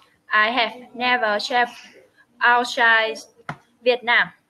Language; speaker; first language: English; non-native, learner; Vietnamese